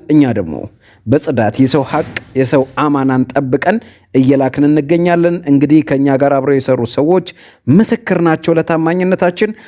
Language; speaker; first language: Amharic; native; Amharic